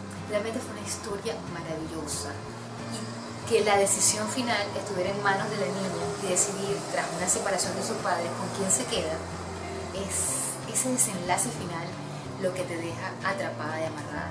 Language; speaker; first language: Spanish; native; Spanish